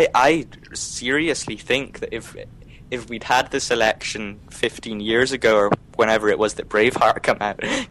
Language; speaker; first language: English; native; English